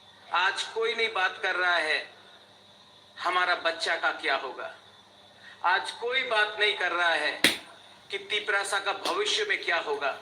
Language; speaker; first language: Hindi; non-native, local second language; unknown